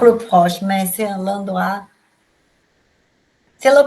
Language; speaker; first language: French; non-native, learner; Portuguese